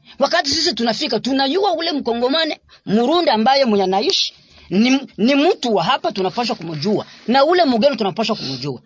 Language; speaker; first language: Swahili; non-native, local second language; Rundi